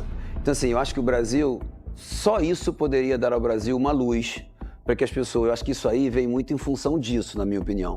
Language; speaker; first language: Portuguese; native; Portuguese